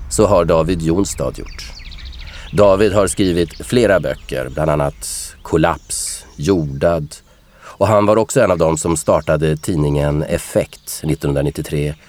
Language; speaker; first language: Swedish; native; Swedish